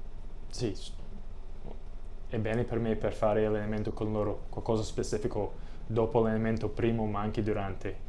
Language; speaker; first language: Italian; non-native, learner; English